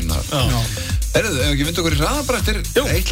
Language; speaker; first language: Icelandic; native; Icelandic